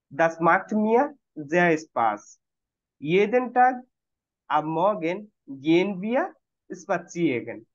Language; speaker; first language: German; non-native, fluent; Bangla